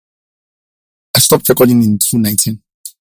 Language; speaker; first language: English; non-native, local second language; Yoruba